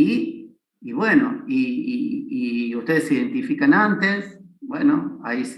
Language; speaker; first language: Spanish; native; Spanish